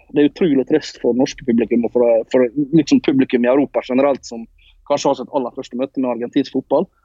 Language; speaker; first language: Norwegian; native; Norwegian